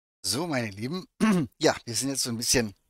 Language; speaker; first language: German; native; German